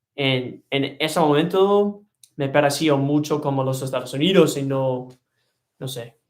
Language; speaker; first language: Spanish; non-native, learner; English